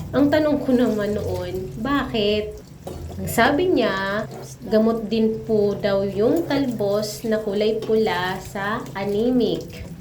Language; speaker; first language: Filipino; non-native, local second language; Masbatenyo